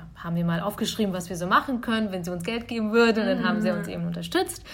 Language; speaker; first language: German; early bilingual, other home language; Russian